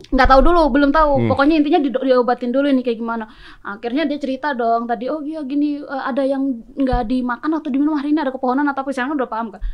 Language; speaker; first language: Indonesian; native; Indonesian